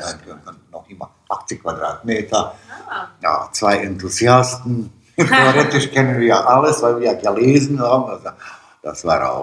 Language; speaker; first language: German; non-native, fluent; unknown